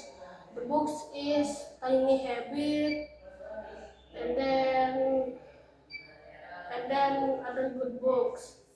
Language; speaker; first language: English; non-native, learner; Indonesian